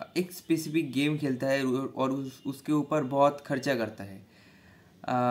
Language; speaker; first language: Hindi; non-native, local second language; Bangla